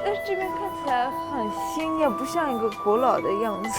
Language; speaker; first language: Chinese; non-native, fluent; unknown